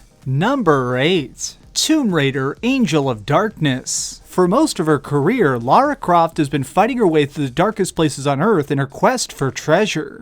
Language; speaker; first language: English; native; English